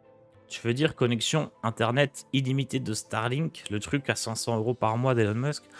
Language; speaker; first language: French; native; French